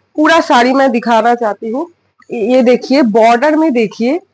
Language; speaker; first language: Hindi; non-native, local second language; Bangla